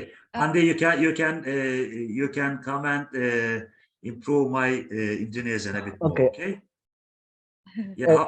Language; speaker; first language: English; non-native, fluent; Turkish